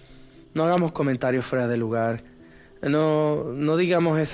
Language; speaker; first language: Spanish; native; Spanish